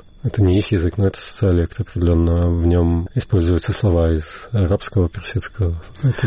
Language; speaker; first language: Russian; native; Russian